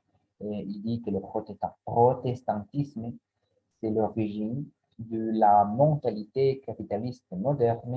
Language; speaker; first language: French; non-native, learner; Spanish